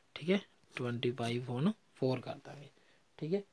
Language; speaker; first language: Hindi; non-native, local second language; Punjabi